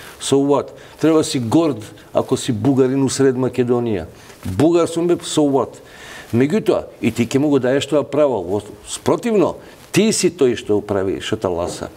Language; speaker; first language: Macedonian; non-native, local second language; Albanian